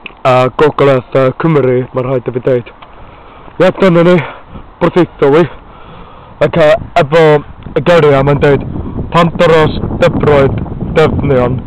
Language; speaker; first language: Welsh; non-native, learner; English